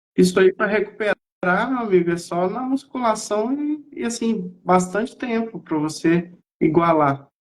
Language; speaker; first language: Portuguese; native; Portuguese